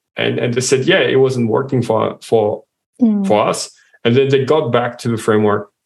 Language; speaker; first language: English; non-native, fluent; French